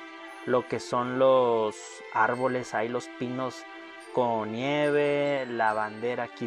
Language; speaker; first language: Spanish; native; Spanish